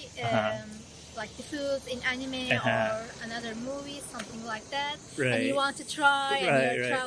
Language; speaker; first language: English; non-native, fluent; Turkish